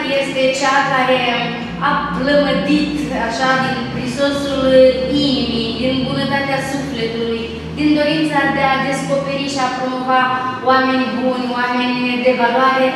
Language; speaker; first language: Romanian; native; Romanian